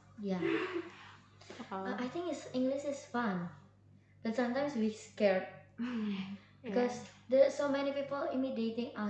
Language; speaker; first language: English; non-native, learner; Indonesian